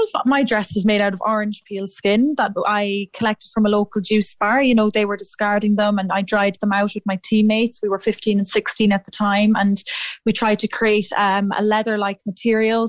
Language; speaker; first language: English; native; English